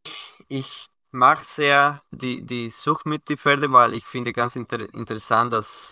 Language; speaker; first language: German; non-native, learner; Spanish